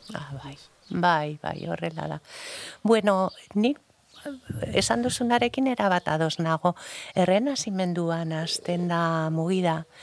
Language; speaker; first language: Basque; non-native, local second language; Spanish